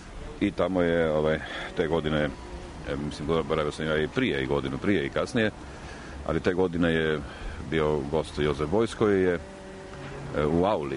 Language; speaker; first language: Croatian; native; Croatian